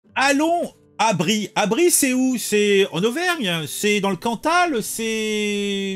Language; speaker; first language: French; native; French